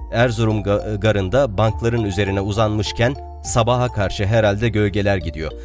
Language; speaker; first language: Turkish; non-native, local second language; Arabic